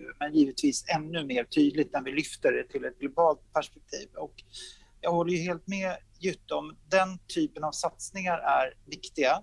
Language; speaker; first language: Swedish; native; Swedish